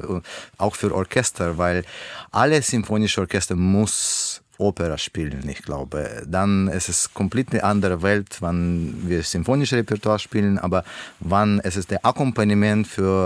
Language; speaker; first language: German; non-native, learner; Russian